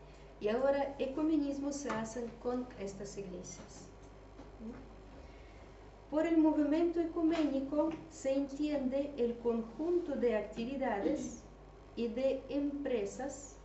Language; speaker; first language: Spanish; non-native, fluent; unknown